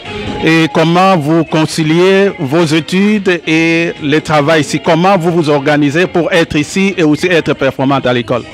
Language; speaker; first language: French; native; French